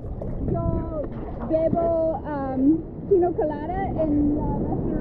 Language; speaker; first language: Spanish; non-native, learner; English